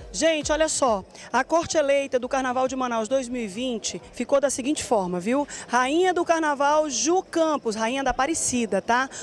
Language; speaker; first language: Portuguese; native; Portuguese